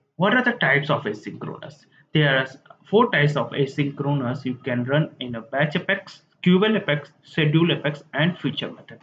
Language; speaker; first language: English; non-native, local second language; Hindi